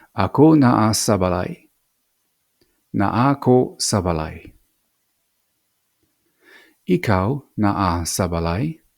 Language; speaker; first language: Cebuano; non-native, fluent; English